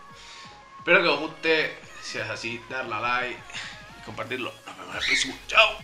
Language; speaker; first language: Spanish; native; Spanish